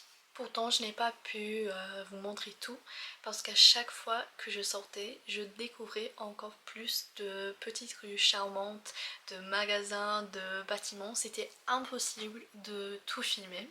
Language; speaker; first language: French; non-native, fluent; English